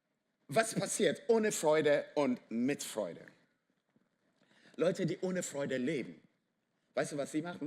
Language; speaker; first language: German; non-native, fluent; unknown